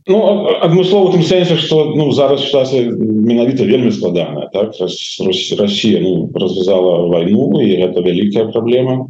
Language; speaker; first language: Belarusian; non-native, local second language; Russian